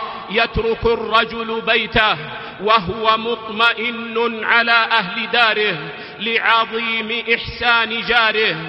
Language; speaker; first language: Arabic; native; Arabic